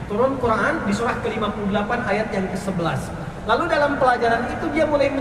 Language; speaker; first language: Indonesian; native; Indonesian